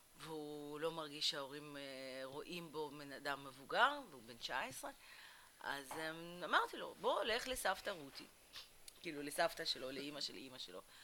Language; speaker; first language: Hebrew; early bilingual, other home language; Russian